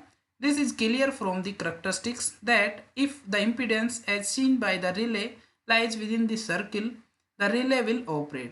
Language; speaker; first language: English; non-native, local second language; Hindi